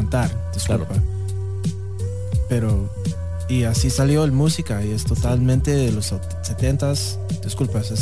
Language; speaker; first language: Spanish; non-native, learner; English